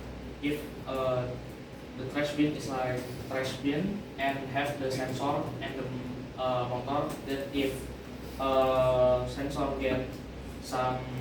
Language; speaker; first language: English; non-native, learner; Indonesian